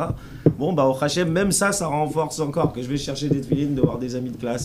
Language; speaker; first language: French; native; French